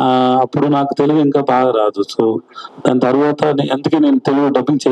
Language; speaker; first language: Telugu; non-native, learner; Tamil